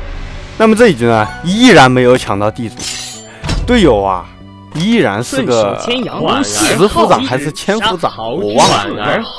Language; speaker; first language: Chinese; native; Chinese